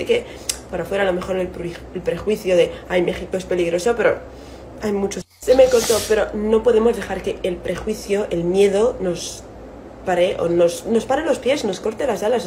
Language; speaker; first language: Spanish; non-native, fluent; Italian